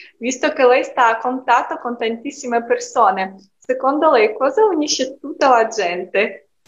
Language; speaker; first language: Italian; non-native, fluent; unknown